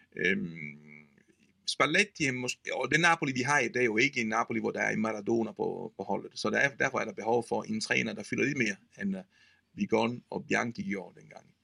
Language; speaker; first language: Danish; non-native, fluent; Italian